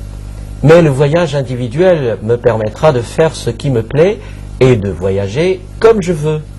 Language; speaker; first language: French; non-native, fluent; Chinese